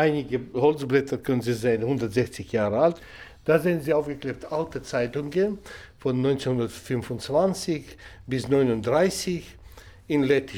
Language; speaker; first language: German; non-native, learner; Russian